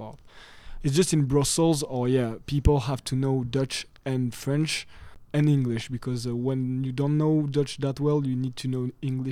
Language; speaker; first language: English; non-native, fluent; French